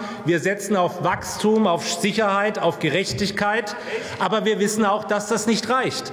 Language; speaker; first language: German; native; German